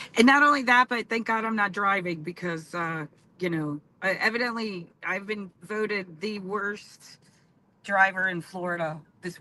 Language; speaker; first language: English; native; English